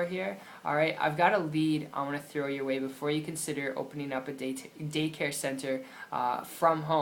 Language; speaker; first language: English; native; English